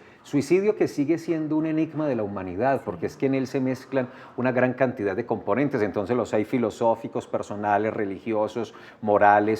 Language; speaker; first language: Spanish; native; Spanish